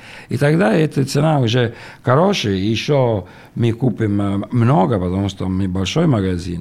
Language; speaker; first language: Russian; non-native, learner; Italian